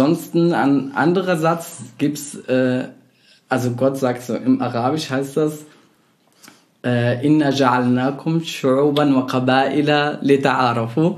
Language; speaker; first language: German; non-native, fluent; Arabic